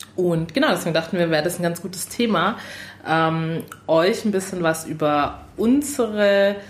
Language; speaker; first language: German; native; German